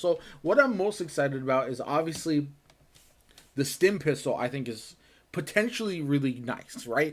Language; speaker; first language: English; native; English